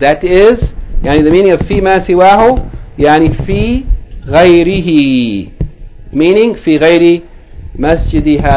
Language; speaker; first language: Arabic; non-native, fluent; English